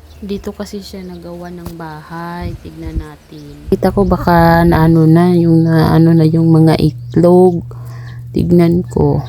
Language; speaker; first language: Filipino; non-native, local second language; Cebuano